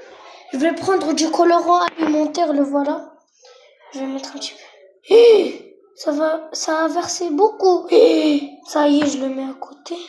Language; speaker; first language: French; non-native, local second language; Arabic